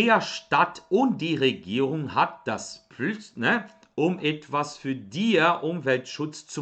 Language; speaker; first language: German; non-native, fluent; Portuguese